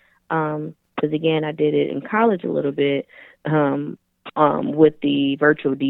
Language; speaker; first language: English; native; English